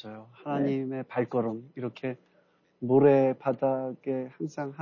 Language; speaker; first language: Korean; native; Korean